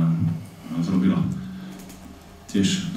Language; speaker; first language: Polish; non-native, learner; Slovak